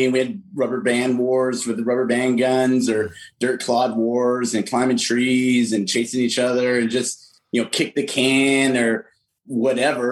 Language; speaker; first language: English; native; English